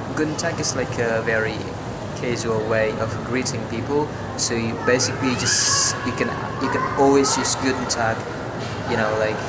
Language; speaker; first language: English; non-native, fluent; Indonesian